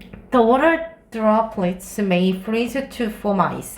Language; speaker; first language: English; non-native, fluent; Korean